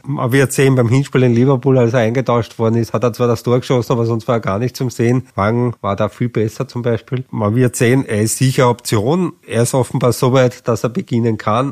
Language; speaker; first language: German; native; German